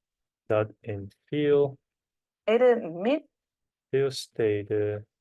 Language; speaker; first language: Dutch; non-native, learner; Korean